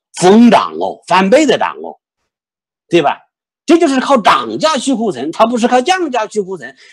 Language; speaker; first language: Chinese; native; Chinese